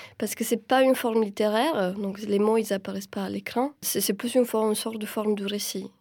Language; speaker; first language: French; non-native, fluent; Romanian